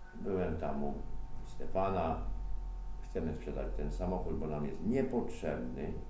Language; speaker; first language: Polish; native; Polish